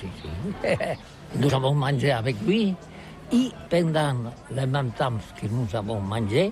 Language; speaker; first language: French; non-native, learner; Catalan